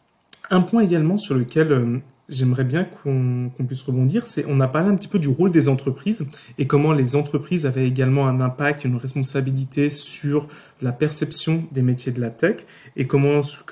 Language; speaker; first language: French; native; French